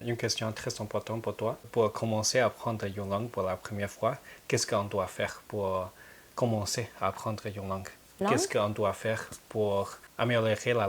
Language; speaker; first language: French; non-native, fluent; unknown